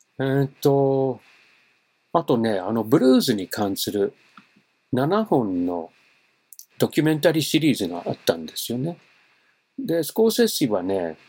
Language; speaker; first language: Japanese; non-native, fluent; English